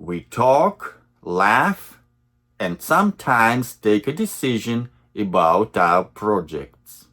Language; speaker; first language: English; non-native, fluent; Russian